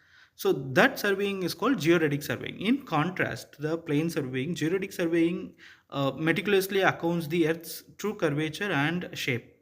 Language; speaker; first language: English; non-native, local second language; Tamil